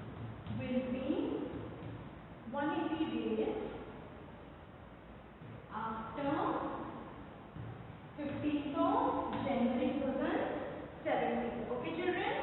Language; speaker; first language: English; non-native, local second language; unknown